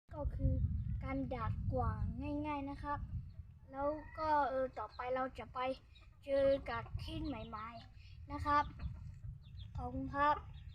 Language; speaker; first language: Thai; native; Thai